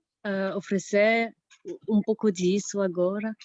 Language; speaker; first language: Portuguese; non-native, fluent; French